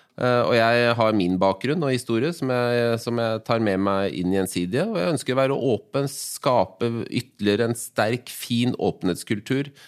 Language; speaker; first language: Norwegian; native; Norwegian